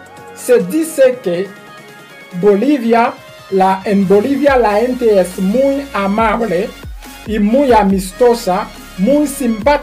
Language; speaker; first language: Spanish; non-native, learner; Haitian Creole